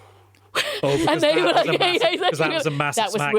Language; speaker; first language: English; native; English